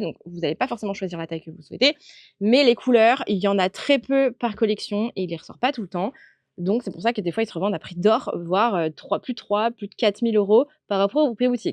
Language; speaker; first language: French; native; French